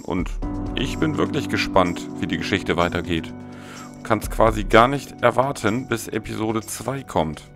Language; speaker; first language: German; native; German